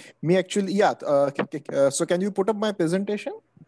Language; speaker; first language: English; non-native, local second language; Marathi